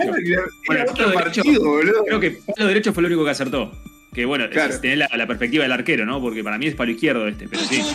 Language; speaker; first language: Spanish; native; Spanish